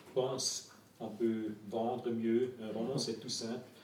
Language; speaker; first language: French; non-native, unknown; German